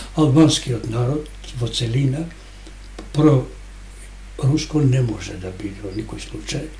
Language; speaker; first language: Macedonian; non-native, local second language; Albanian